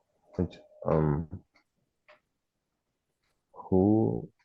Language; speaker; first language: English; non-native, learner; Spanish